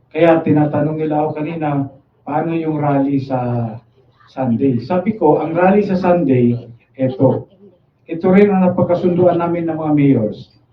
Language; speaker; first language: Filipino; non-native, local second language; Cebuano